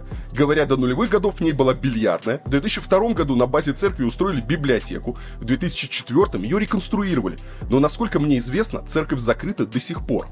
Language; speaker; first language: Russian; native; Russian